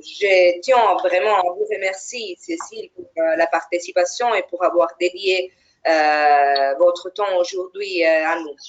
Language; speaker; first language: French; non-native, fluent; Italian